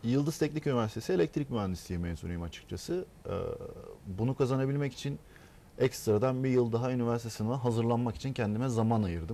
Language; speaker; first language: Turkish; native; Turkish